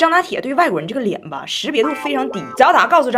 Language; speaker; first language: Chinese; native; Chinese